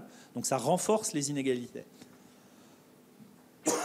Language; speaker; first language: French; native; French